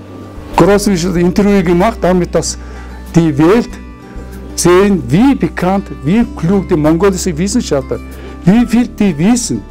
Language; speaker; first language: German; non-native, fluent; Mongolian